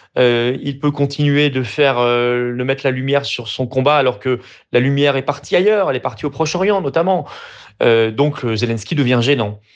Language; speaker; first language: French; native; French